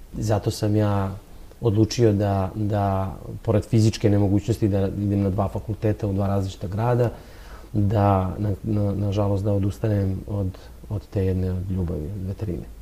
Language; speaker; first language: Serbian; native; Serbian